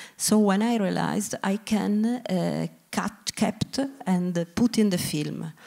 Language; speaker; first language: English; non-native, learner; Italian